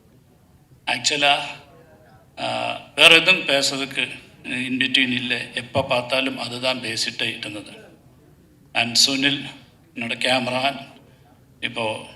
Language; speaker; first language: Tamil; non-native, learner; Malayalam